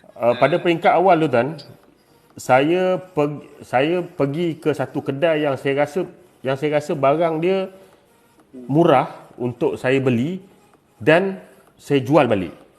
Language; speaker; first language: Malay; native; Malay